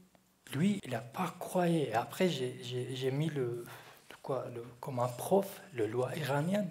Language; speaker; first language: French; non-native, learner; Kurdish